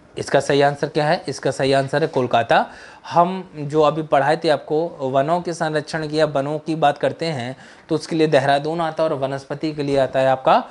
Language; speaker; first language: Hindi; native; Hindi